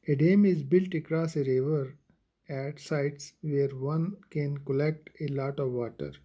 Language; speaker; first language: English; non-native, local second language; Urdu